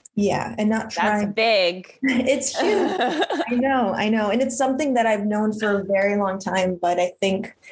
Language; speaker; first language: English; early bilingual, other home language; Russian